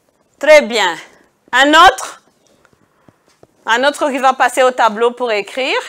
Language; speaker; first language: French; non-native, local second language; Kinyarwanda